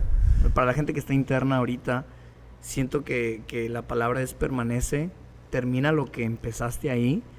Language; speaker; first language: Spanish; native; Spanish